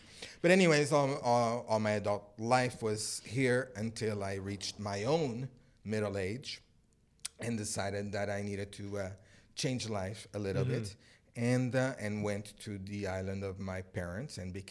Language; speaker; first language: English; native; English